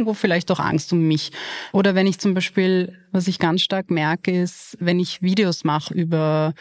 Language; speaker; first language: German; early bilingual, other home language; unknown